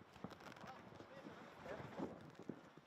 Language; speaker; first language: Dutch; non-native, fluent; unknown